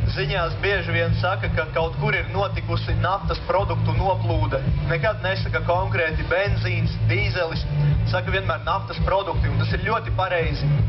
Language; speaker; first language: Latvian; non-native, local second language; Russian